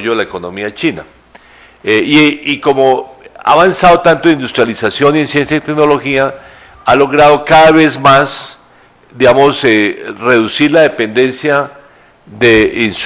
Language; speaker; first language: Spanish; native; Spanish